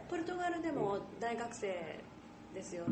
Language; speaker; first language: Japanese; native; Japanese